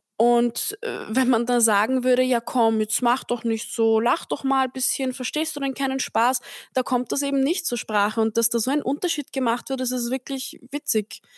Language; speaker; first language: German; early bilingual, other home language; Turkish